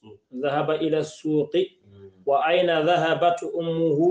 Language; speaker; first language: Arabic; non-native, fluent; Wolof